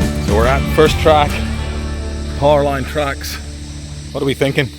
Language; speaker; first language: English; native; English